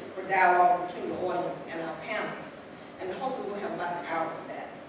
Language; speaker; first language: English; native; English